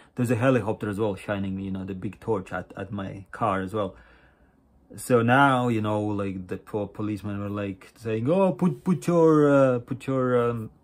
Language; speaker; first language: English; non-native, fluent; Latvian